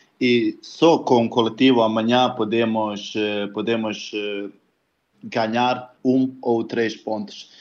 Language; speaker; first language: Portuguese; non-native, learner; Bosnian